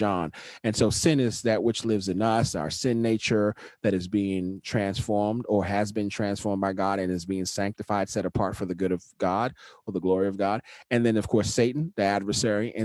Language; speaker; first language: English; non-native, local second language; Yoruba